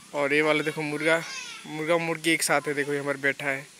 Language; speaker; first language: Hindi; non-native, local second language; Bangla